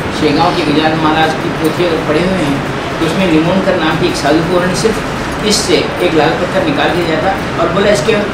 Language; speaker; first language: Hindi; native; Hindi